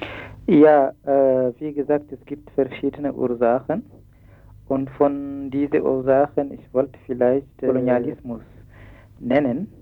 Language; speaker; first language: German; non-native, fluent; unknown